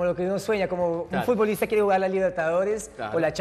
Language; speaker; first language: Spanish; native; Spanish